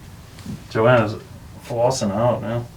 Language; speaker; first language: English; native; English